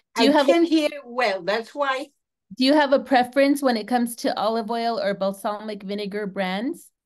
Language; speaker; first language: English; native; English